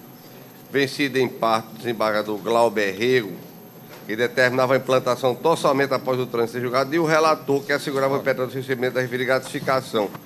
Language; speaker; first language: Portuguese; native; Portuguese